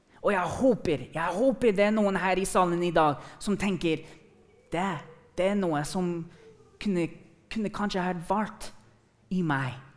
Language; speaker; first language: Norwegian; non-native, fluent; English